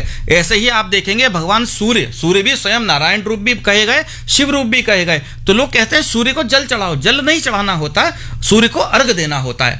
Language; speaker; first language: Hindi; native; Hindi